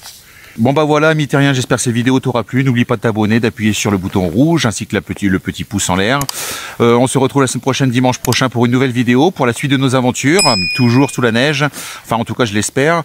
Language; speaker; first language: French; native; French